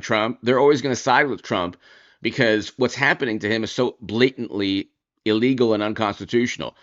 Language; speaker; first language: English; native; English